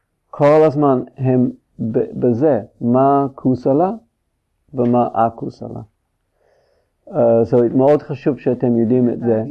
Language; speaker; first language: Hebrew; non-native, fluent; English